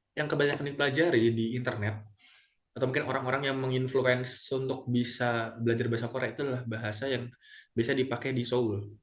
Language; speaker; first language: Indonesian; native; Indonesian